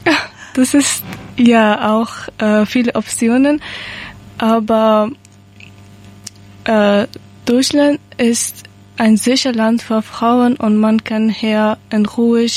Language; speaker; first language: German; non-native, learner; Persian